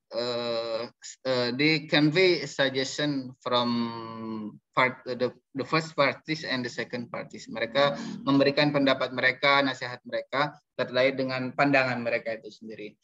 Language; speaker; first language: English; non-native, fluent; Indonesian